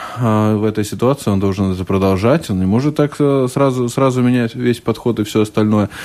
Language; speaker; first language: Russian; non-native, local second language; Latvian